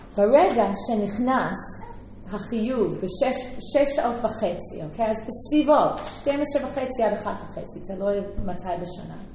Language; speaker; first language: Hebrew; native; Hebrew